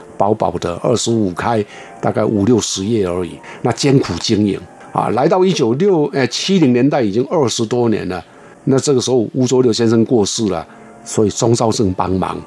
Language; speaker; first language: Chinese; non-native, local second language; Min Nan Chinese